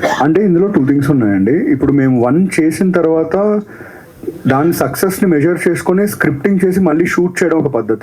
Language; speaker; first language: Telugu; native; Telugu